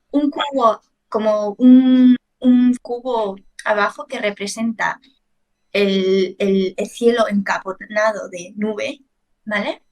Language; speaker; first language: Spanish; early bilingual, other home language; Chinese